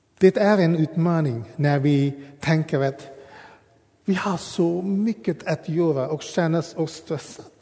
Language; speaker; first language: Swedish; non-native, fluent; English